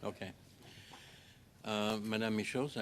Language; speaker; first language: French; non-native, local second language; English